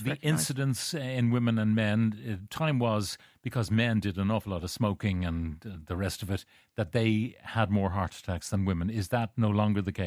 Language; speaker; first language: English; native; English